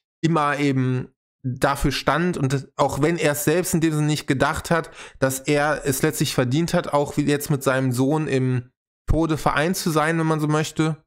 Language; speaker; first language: German; native; German